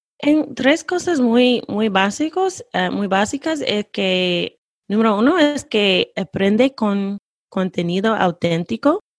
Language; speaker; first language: Spanish; non-native, fluent; English